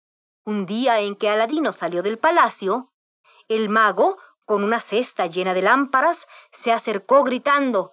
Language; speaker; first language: Spanish; native; Spanish